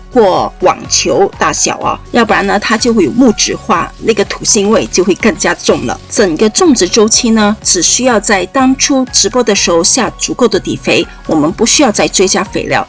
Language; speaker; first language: Chinese; native; Chinese